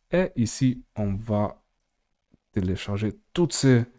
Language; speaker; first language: French; non-native, fluent; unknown